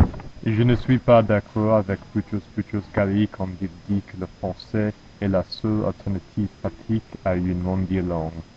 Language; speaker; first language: French; non-native, learner; English